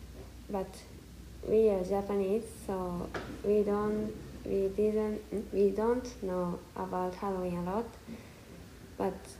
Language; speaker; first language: English; non-native, learner; Japanese